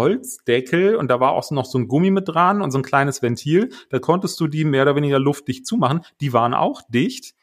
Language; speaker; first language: German; native; German